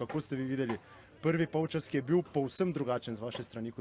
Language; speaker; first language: Slovenian; native; Slovenian